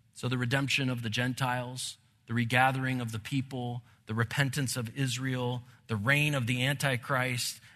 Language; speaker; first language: English; native; English